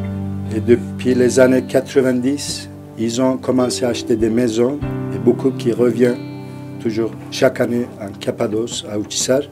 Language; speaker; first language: French; non-native, fluent; Turkish